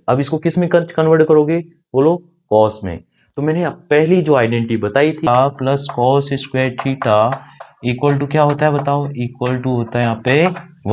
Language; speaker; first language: Hindi; native; Hindi